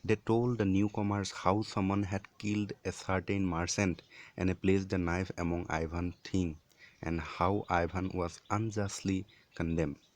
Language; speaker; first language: English; non-native, local second language; Assamese